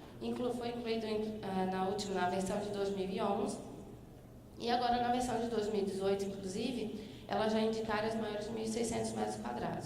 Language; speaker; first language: Portuguese; native; Portuguese